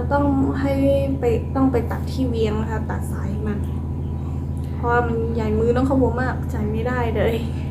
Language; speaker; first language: Thai; non-native, local second language; Khün